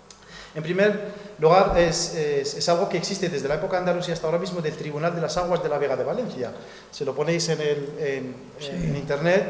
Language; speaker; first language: Spanish; native; Spanish